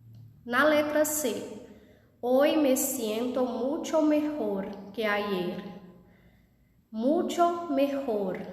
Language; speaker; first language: Spanish; non-native, fluent; Portuguese